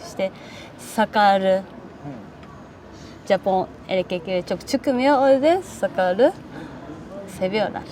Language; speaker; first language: Turkish; non-native, learner; Japanese